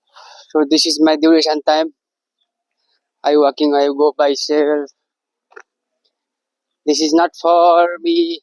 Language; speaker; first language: English; non-native, learner; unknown